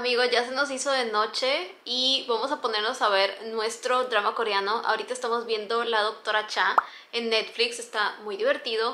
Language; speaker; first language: Spanish; native; Spanish